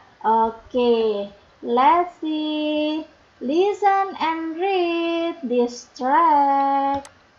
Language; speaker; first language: English; non-native, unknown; Indonesian